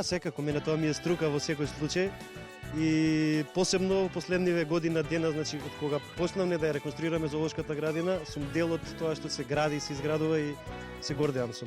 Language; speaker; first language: Macedonian; native; Macedonian